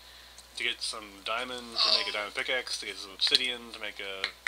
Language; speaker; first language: English; native; English